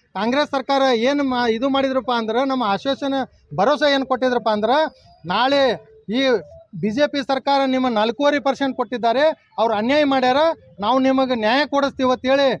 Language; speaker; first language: Kannada; non-native, local second language; Lambadi